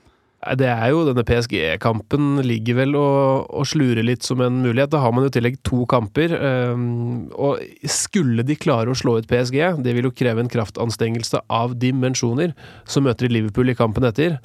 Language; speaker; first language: Norwegian; native; Norwegian